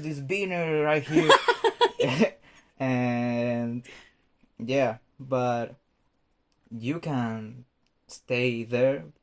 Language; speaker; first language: English; non-native, fluent; Spanish